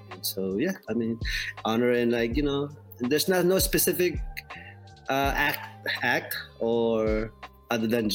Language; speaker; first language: English; non-native, local second language; Filipino